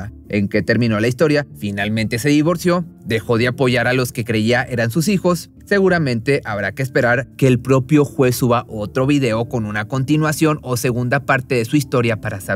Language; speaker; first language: Spanish; native; Spanish